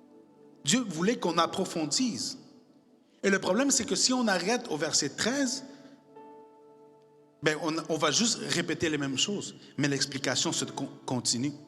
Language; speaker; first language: French; non-native, fluent; Spanish